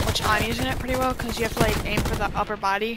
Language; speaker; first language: English; native; English